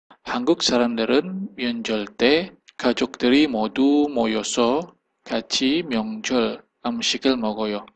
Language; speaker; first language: Korean; non-native, fluent; Indonesian